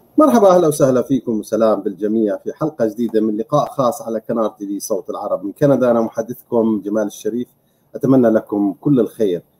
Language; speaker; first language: Arabic; native; Arabic